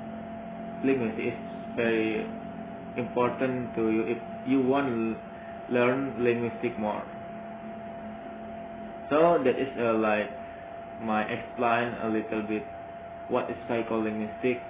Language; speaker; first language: English; non-native, learner; Indonesian